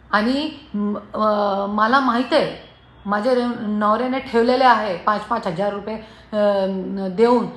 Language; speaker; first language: Marathi; non-native, local second language; Hindi